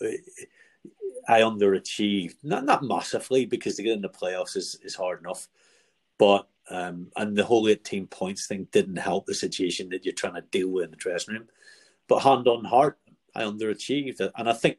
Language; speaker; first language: English; native; English